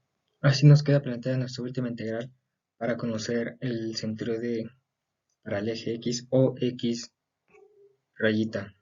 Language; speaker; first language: Spanish; native; Spanish